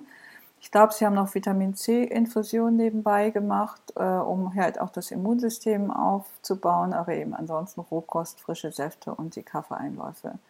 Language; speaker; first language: German; native; German